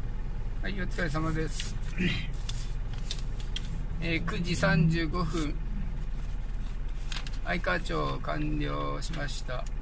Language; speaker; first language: Japanese; native; Japanese